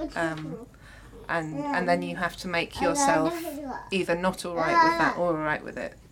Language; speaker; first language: English; native; English